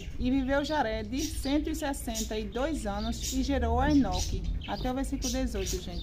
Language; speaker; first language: Portuguese; native; Portuguese